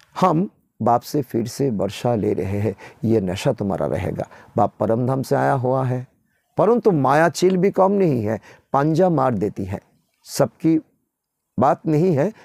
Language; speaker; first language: Hindi; non-native, local second language; Bangla